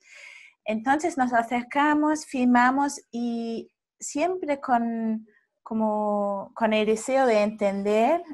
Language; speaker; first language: Spanish; non-native, fluent; German